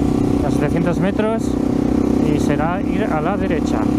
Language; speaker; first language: Spanish; native; Spanish